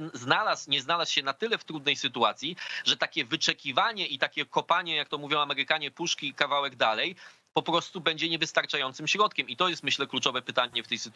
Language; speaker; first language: Polish; native; Polish